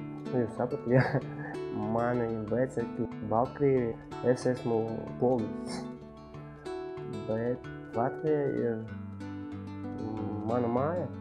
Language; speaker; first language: Latvian; non-native, local second language; Russian